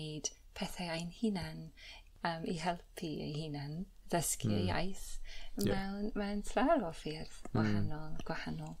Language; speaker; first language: Welsh; non-native, learner; English